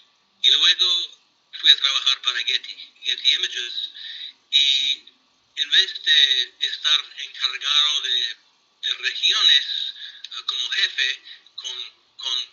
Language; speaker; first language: Spanish; non-native, fluent; English